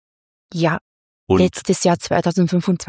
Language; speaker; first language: German; non-native, fluent; Chinese